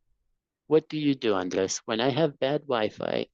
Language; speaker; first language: English; non-native, fluent; Spanish